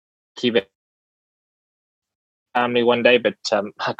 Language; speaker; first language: English; native; English